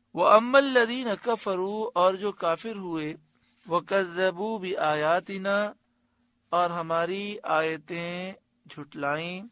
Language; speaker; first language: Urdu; native; Urdu